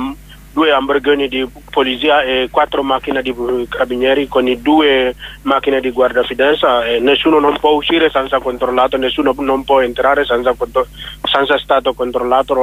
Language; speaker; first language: Italian; non-native, learner; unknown